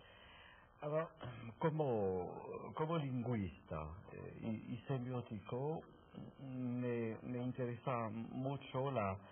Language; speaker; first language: Spanish; non-native, fluent; French